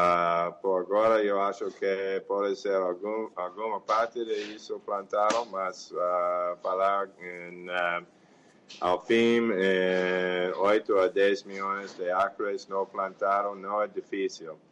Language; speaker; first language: Portuguese; non-native, fluent; English